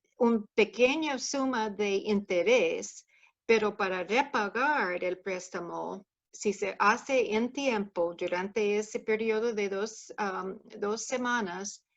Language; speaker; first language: Spanish; non-native, fluent; English